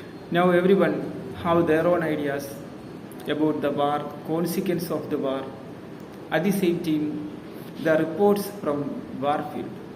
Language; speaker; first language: English; non-native, local second language; Malayalam